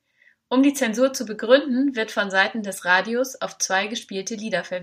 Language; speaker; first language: German; native; German